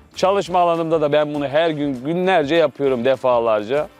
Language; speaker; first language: Turkish; native; Turkish